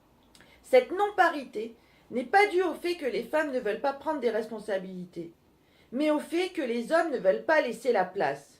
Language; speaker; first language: French; native; French